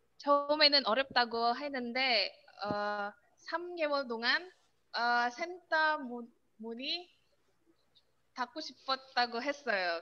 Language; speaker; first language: Korean; non-native, learner; Indonesian